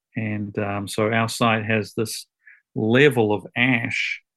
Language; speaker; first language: English; native; English